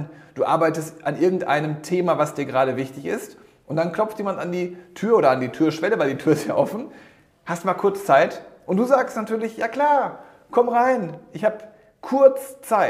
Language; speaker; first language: German; native; German